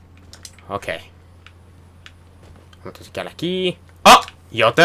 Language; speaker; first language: Spanish; early bilingual, heritage; Spanish